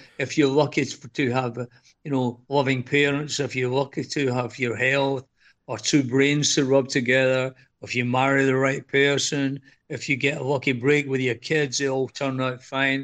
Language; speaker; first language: English; native; English